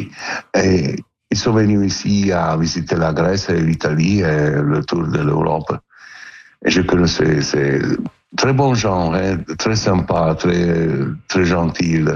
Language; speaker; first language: French; non-native, learner; Italian